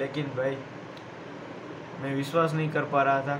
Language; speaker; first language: Hindi; non-native, local second language; Gujarati